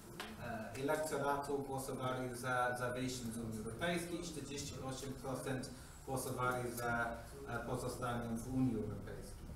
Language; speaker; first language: Polish; non-native, learner; English